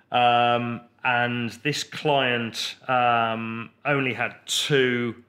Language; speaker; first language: English; native; English